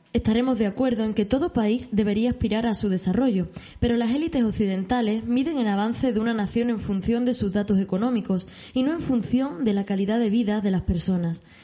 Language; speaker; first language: Spanish; native; Spanish